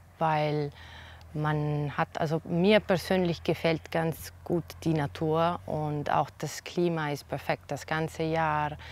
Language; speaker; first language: German; non-native, fluent; Italian